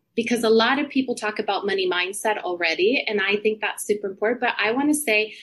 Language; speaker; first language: English; non-native, fluent; Spanish